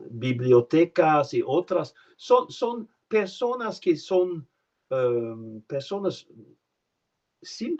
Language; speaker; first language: Spanish; non-native, learner; French